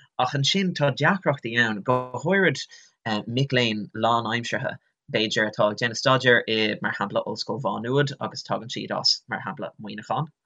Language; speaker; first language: Irish; non-native, local second language; English